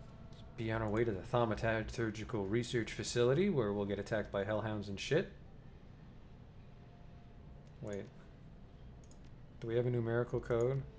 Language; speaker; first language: English; native; English